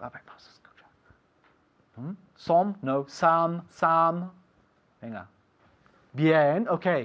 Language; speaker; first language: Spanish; non-native, fluent; English